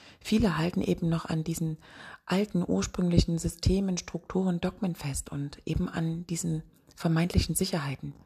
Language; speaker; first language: German; native; German